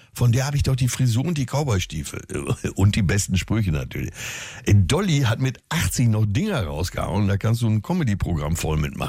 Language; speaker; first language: German; native; German